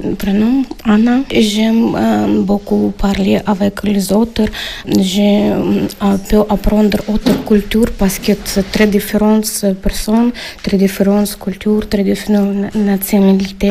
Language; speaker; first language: French; non-native, learner; Ukrainian